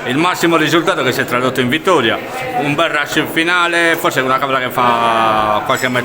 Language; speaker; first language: Italian; native; Italian